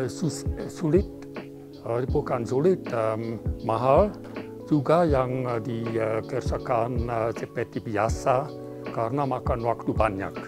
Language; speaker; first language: Indonesian; non-native, fluent; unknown